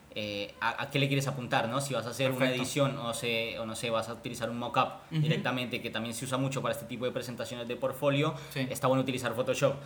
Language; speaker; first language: Spanish; native; Spanish